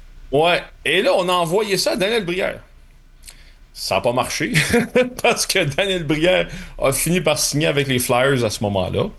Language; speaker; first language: French; native; French